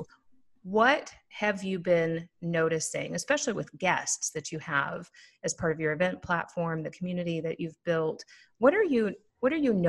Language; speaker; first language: English; native; English